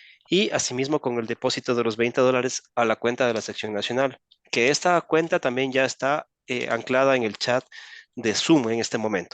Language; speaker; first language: Spanish; native; Spanish